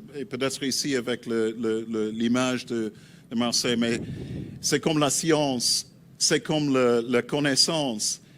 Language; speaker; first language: French; non-native, learner; English